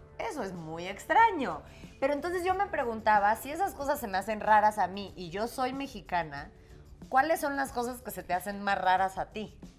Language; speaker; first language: Spanish; native; Spanish